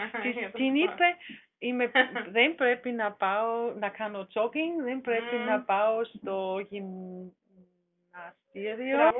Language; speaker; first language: Greek; non-native, learner; German